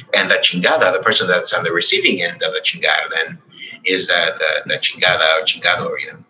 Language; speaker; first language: English; early bilingual, other home language; Spanish